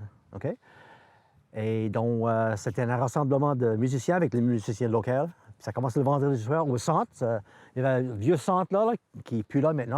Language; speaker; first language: French; native; French